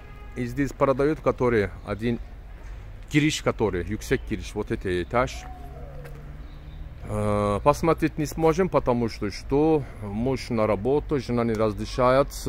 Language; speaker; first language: Russian; non-native, learner; Turkish